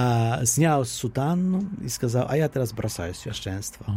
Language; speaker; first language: Russian; non-native, fluent; Polish